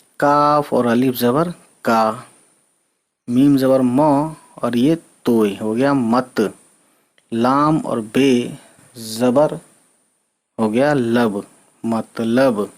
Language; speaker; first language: Urdu; native; Urdu